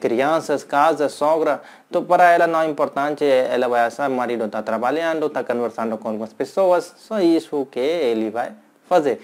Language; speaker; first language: Portuguese; non-native, learner; Hindi